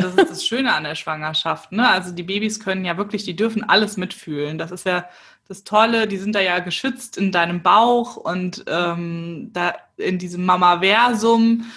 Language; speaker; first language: German; native; German